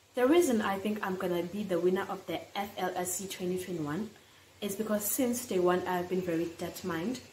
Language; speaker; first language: English; non-native, local second language; Southern Sotho